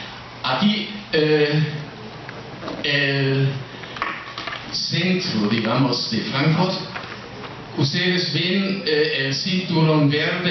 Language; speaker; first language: Spanish; non-native, fluent; German